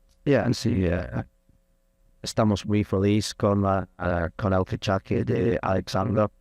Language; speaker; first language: Spanish; non-native, learner; English